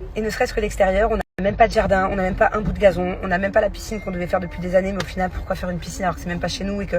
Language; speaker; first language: French; native; French